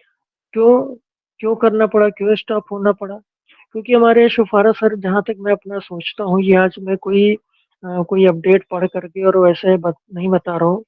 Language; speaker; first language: Hindi; native; Hindi